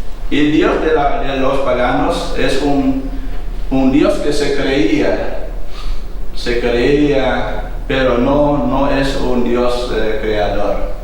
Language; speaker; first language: Spanish; non-native, fluent; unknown